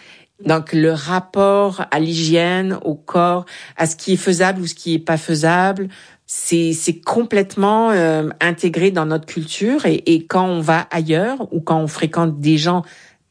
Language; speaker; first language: French; native; French